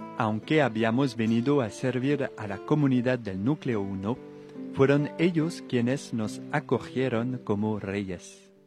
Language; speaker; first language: Spanish; non-native, fluent; French